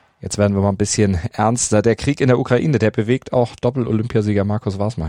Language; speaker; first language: German; native; German